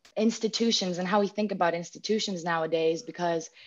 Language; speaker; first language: English; non-native, fluent; Greek